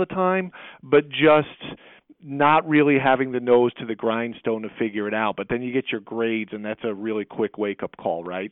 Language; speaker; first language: English; native; English